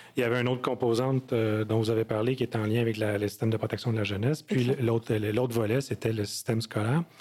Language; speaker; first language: French; native; French